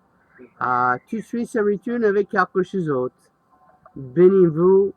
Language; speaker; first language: French; non-native, learner; English